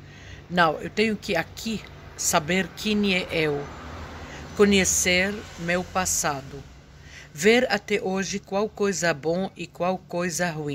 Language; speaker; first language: Portuguese; non-native, fluent; Arabic